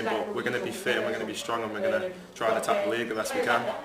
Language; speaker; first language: English; early bilingual, other home language; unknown